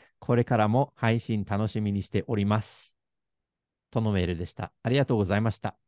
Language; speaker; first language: Japanese; non-native, fluent; English